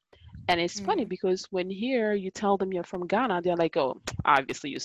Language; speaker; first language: English; non-native, fluent; Italian